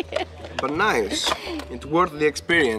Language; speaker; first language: English; non-native, fluent; Dutch